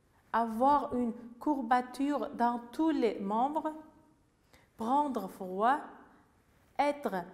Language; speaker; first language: French; non-native, fluent; Uzbek